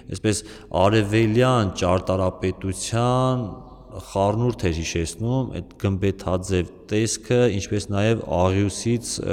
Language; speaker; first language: Armenian; native; Armenian